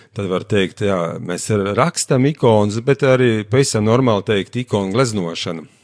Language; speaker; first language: Latvian; native; Latvian